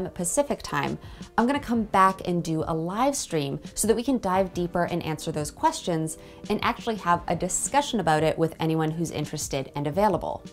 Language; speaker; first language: English; native; English